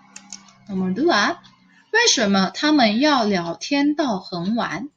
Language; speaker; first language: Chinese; non-native, fluent; Indonesian